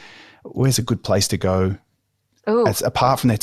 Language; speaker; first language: English; native; English